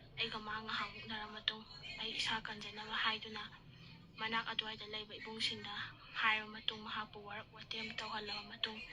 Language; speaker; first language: Manipuri; native; Manipuri